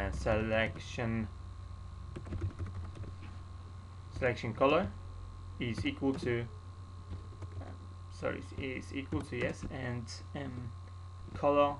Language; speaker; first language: English; non-native, fluent; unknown